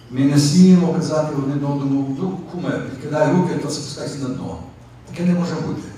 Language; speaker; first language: Ukrainian; early bilingual, other home language; English